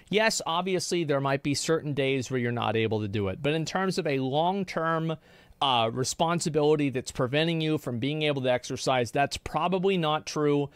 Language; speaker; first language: English; native; English